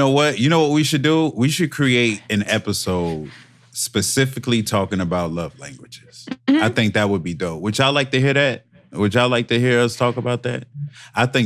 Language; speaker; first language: English; native; English